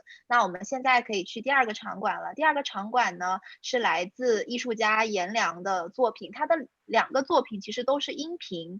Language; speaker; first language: Chinese; native; Chinese